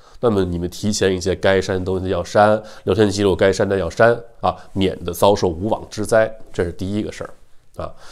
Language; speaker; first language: Chinese; native; Chinese